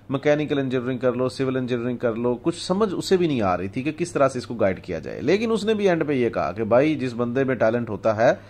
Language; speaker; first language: Urdu; non-native, local second language; Punjabi